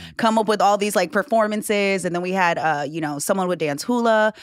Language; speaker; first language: English; native; English